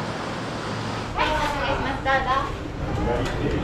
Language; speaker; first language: Japanese; native; Japanese